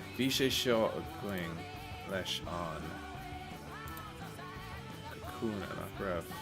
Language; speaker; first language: Irish; non-native, local second language; English